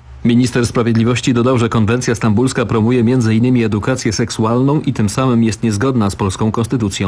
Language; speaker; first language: Polish; native; Polish